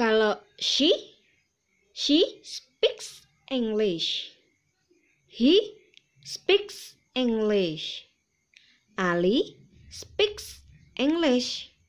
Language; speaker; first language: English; non-native, fluent; Indonesian